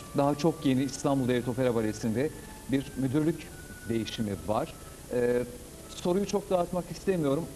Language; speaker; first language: Turkish; native; Turkish